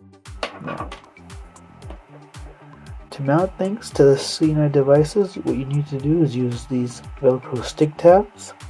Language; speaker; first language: English; native; English